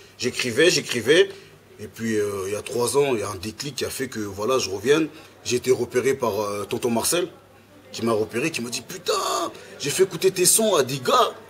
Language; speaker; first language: French; early bilingual, other home language; Lingala